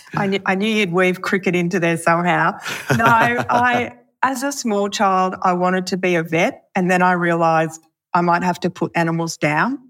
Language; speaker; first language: English; native; English